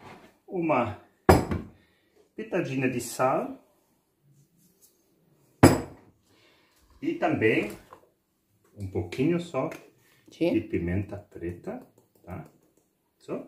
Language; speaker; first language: Portuguese; non-native, fluent; German